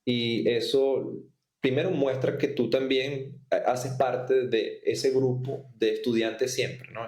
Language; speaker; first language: Spanish; native; Spanish